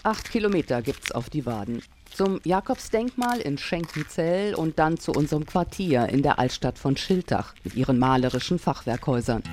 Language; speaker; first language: German; native; German